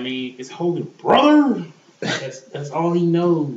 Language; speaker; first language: English; native; English